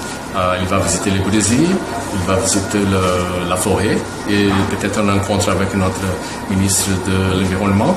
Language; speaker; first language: French; non-native, fluent; Portuguese